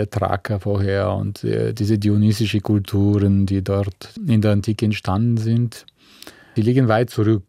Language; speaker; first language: German; non-native, fluent; Bulgarian